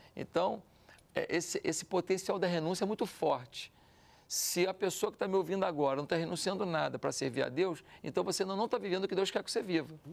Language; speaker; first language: Portuguese; native; Portuguese